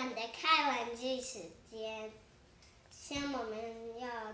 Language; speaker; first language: Chinese; early bilingual, heritage; Chinese